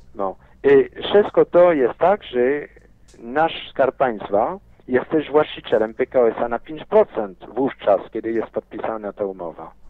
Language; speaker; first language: Polish; non-native, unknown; French